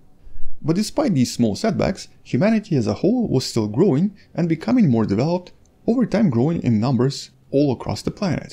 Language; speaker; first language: English; non-native, fluent; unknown